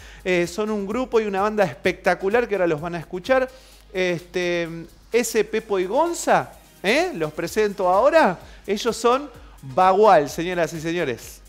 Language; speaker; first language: Spanish; native; Spanish